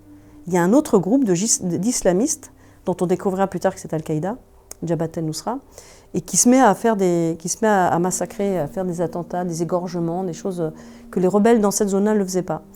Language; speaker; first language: French; native; French